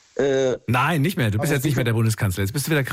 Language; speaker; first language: German; native; German